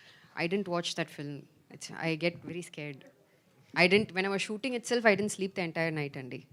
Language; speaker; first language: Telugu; non-native, fluent; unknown